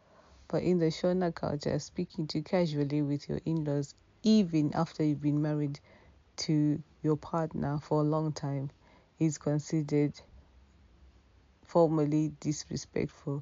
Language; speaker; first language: English; non-native, local second language; Shona